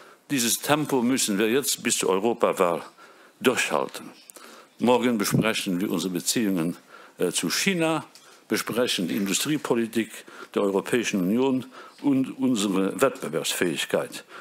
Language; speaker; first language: German; non-native, local second language; Luxembourgish